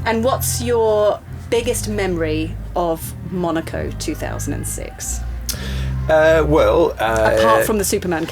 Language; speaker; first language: English; native; English